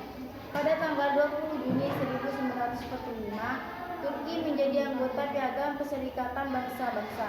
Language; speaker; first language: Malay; non-native, local second language; Madurese